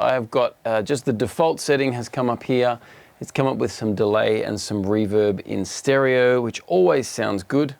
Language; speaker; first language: English; native; English